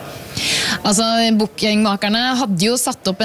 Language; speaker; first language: Norwegian; native; Norwegian